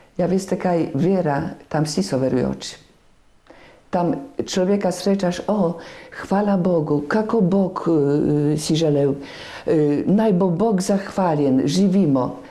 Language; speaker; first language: Slovenian; non-native, fluent; Polish